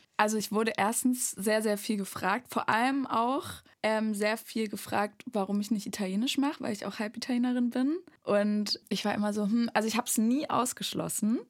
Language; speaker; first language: German; native; German